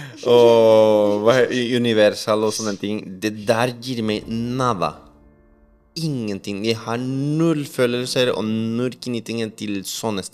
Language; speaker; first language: Norwegian; non-native, fluent; Spanish